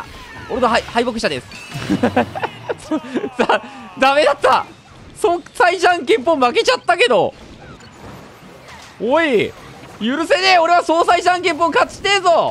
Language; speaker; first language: Japanese; native; Japanese